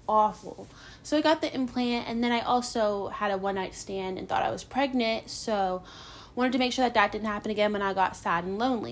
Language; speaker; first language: English; native; English